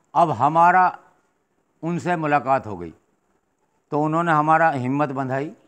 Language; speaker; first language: Hindi; native; Hindi